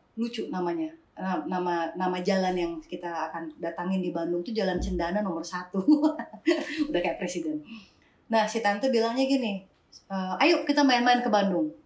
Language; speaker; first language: Indonesian; native; Indonesian